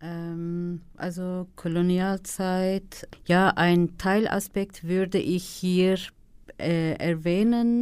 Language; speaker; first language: German; non-native, fluent; Turkish